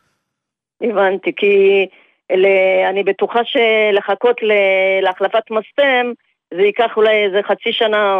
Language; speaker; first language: Hebrew; non-native, fluent; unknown